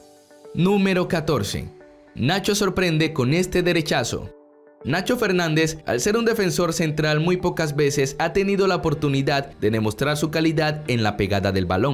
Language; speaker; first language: Spanish; native; Spanish